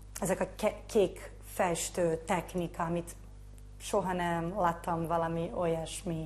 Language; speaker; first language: Hungarian; non-native, learner; Portuguese